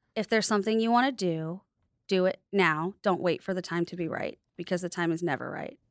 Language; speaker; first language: English; native; English